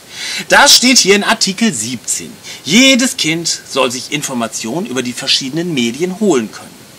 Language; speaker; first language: German; native; German